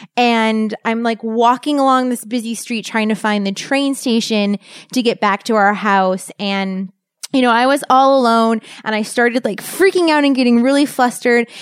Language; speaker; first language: English; native; English